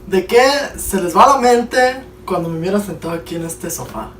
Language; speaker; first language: Spanish; early bilingual, heritage; Spanish